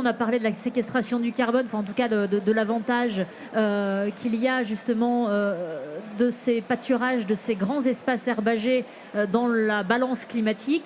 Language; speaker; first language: French; native; French